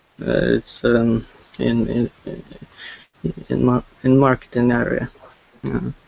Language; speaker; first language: English; non-native, learner; Russian